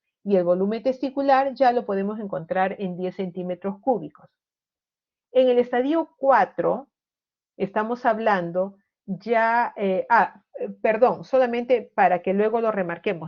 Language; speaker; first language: Spanish; native; Spanish